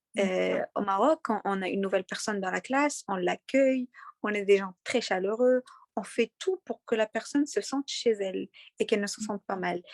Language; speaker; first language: French; early bilingual, other home language; Arabic